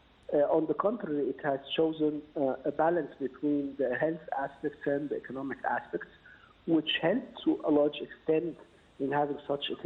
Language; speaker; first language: English; non-native, fluent; Arabic